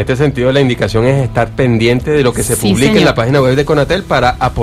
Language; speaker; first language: Spanish; native; Spanish